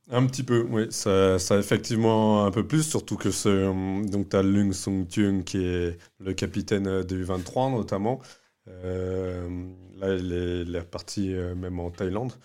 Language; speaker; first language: French; early bilingual, other home language; Vietnamese